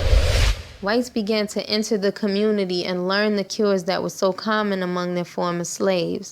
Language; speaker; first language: English; native; English